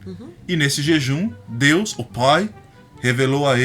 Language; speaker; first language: Portuguese; native; Portuguese